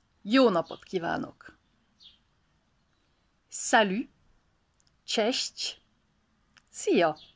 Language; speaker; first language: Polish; non-native, learner; Hungarian